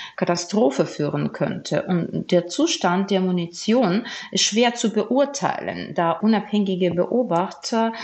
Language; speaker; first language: German; non-native, fluent; Ukrainian